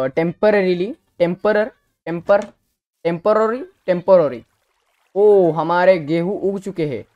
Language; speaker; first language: Hindi; native; Hindi